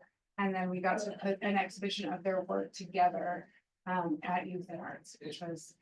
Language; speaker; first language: English; native; English